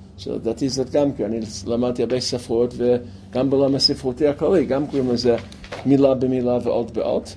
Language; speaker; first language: Hebrew; non-native, fluent; English